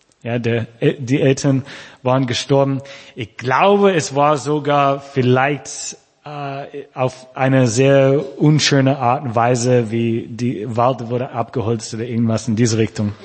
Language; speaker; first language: German; non-native, fluent; English